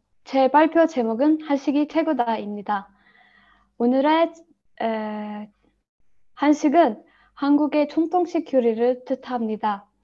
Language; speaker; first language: Korean; non-native, learner; Arabic